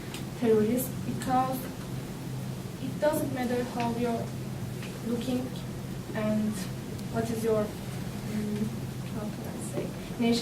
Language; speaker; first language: English; non-native, learner; Turkish